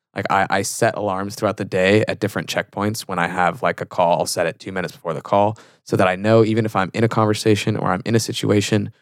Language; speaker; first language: English; native; English